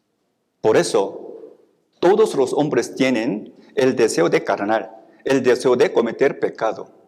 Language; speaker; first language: Spanish; non-native, fluent; Korean